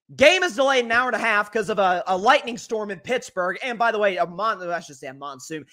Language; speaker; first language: English; native; English